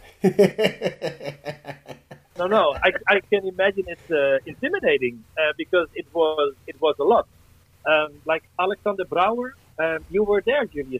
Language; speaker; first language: English; non-native, fluent; Dutch